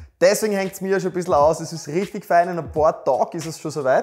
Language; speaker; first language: German; native; German